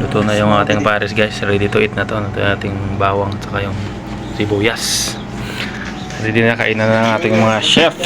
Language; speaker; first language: Filipino; native; Filipino